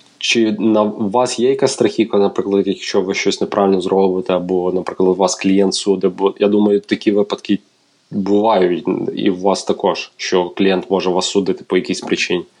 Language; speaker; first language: Ukrainian; native; Ukrainian